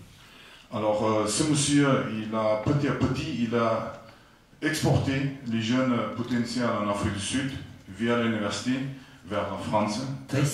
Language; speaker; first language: French; non-native, fluent; Afrikaans